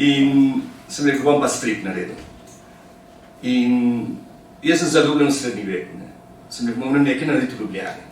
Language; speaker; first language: Slovenian; early bilingual, heritage; Slovenian